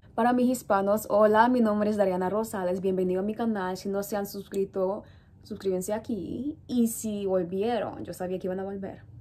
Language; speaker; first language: Spanish; early bilingual, heritage; Spanish